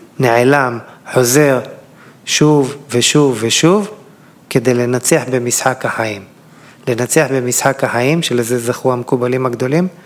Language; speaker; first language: Hebrew; native; Hebrew